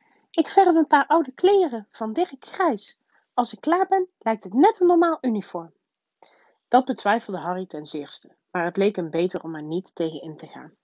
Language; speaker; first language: Dutch; native; Dutch